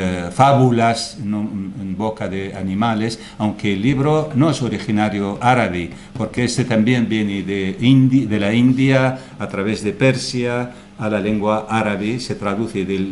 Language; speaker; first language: Spanish; non-native, local second language; Arabic